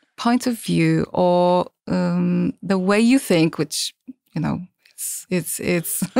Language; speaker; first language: English; non-native, fluent; Polish